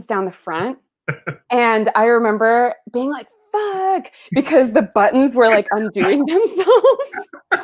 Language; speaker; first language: English; early bilingual, other home language; Spanish